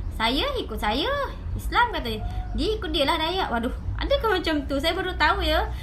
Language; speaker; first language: Malay; native; Malay